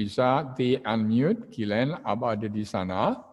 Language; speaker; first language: Indonesian; native; Indonesian